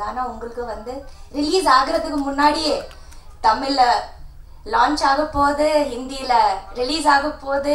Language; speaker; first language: Tamil; non-native, local second language; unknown